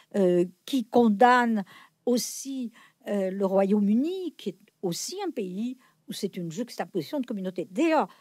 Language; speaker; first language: French; native; French